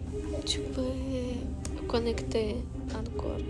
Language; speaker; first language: French; non-native, learner; Ukrainian